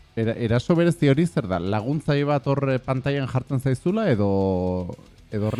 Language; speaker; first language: Basque; non-native, learner; Catalan